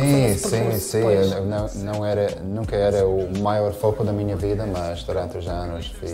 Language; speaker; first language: Portuguese; non-native, fluent; English